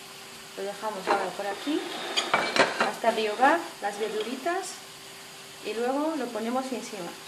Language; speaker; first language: Spanish; non-native, fluent; Arabic